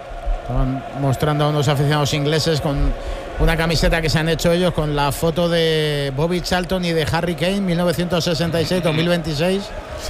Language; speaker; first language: Spanish; native; Spanish